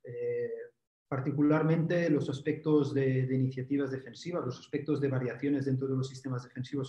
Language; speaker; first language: Spanish; native; Spanish